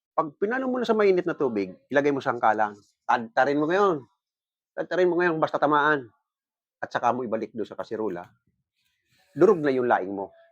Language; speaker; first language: Filipino; non-native, local second language; Bikol